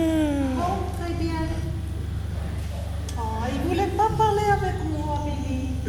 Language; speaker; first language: French; non-native, fluent; Spanish